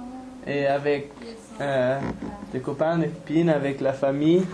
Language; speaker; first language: French; non-native, fluent; English